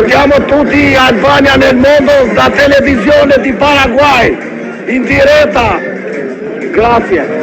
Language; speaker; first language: Italian; non-native, learner; Albanian